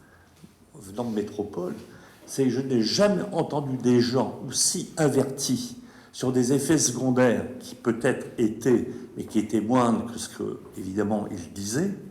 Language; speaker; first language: French; native; French